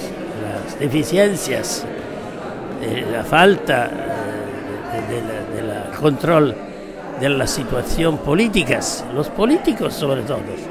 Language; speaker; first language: Spanish; non-native, fluent; Italian